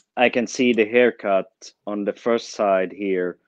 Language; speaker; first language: English; non-native, fluent; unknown